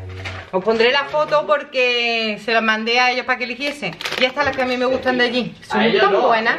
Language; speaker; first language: Spanish; native; Spanish